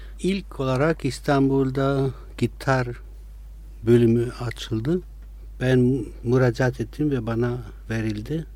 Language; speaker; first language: Turkish; non-native, fluent; Italian